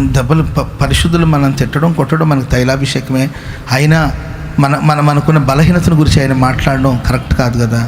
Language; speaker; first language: Telugu; non-native, local second language; Kannada